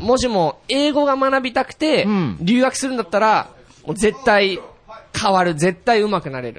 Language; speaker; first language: Japanese; native; Japanese